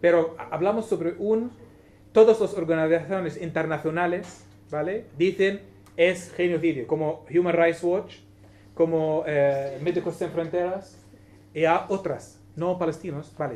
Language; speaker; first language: Spanish; non-native, learner; Arabic